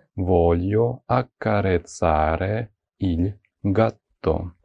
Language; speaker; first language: Italian; non-native, fluent; Ukrainian